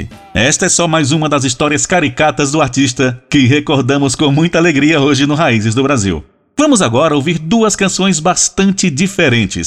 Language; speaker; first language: Portuguese; native; Portuguese